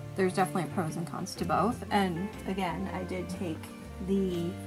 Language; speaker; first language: English; native; English